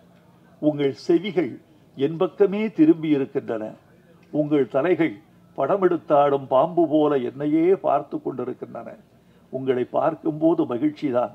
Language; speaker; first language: Tamil; native; Tamil